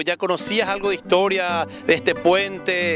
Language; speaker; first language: Spanish; native; Spanish